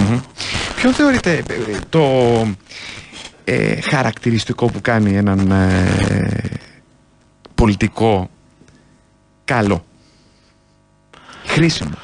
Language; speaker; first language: Greek; native; Greek